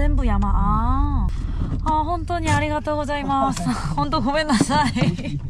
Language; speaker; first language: Japanese; non-native, learner; Korean